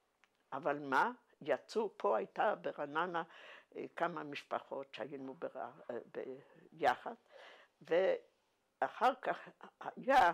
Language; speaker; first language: Hebrew; non-native, fluent; Yiddish